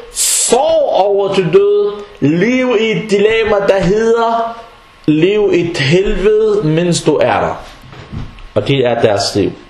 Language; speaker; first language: Danish; non-native, fluent; Arabic